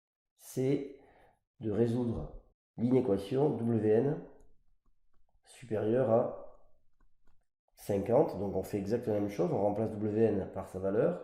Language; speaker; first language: French; native; French